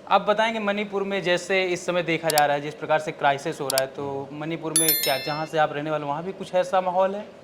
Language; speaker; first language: Hindi; native; Hindi